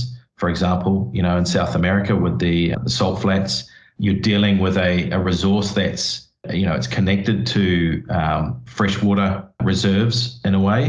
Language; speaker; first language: English; native; English